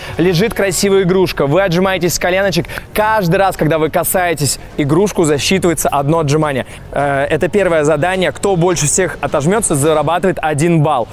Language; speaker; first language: Russian; native; Russian